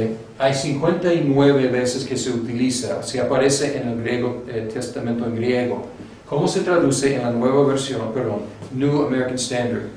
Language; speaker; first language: Spanish; non-native, fluent; English